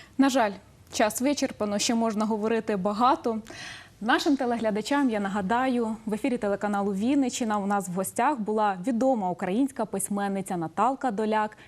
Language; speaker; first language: Ukrainian; native; Ukrainian